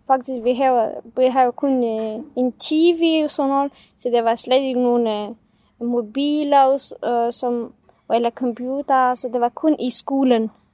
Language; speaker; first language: Danish; non-native, fluent; Kurdish